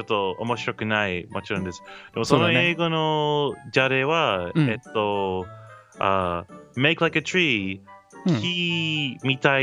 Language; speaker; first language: Japanese; non-native, learner; English